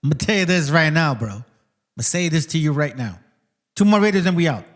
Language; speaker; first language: English; early bilingual, other home language; Spanish